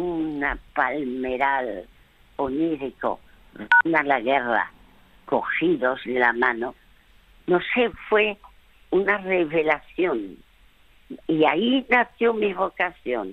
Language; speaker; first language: Spanish; early bilingual, other home language; French